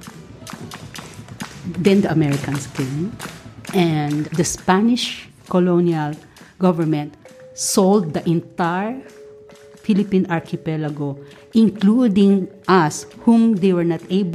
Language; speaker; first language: English; non-native, local second language; Maranao